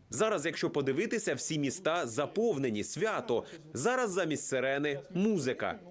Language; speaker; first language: Ukrainian; non-native, fluent; Arabic